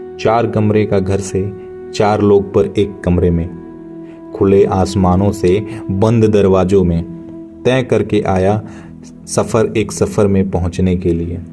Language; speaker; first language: Hindi; native; Hindi